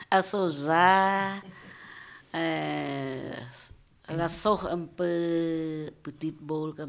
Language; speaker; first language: French; non-native, learner; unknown